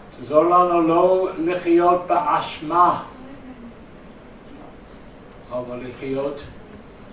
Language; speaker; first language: Hebrew; non-native, fluent; English